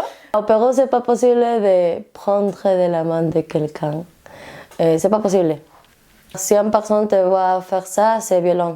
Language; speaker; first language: French; non-native, learner; Spanish